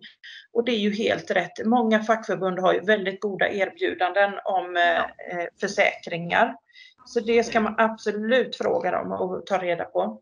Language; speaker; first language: Swedish; native; Swedish